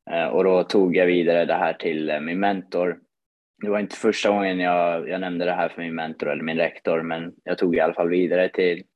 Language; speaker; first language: Swedish; early bilingual, other home language; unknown